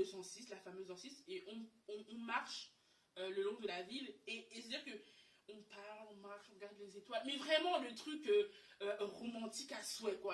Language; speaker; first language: French; native; French